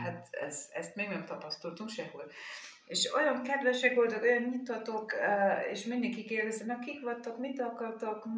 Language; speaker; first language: Hungarian; non-native, fluent; German